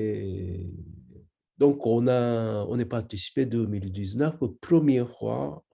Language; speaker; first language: French; non-native, learner; Japanese